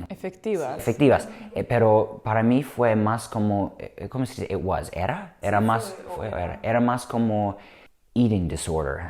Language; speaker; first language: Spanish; non-native, learner; English